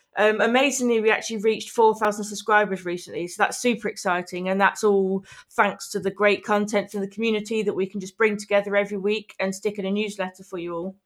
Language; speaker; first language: English; native; English